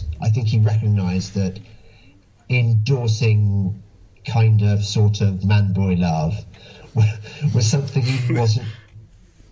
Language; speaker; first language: English; native; English